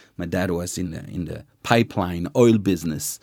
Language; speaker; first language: English; non-native, fluent; French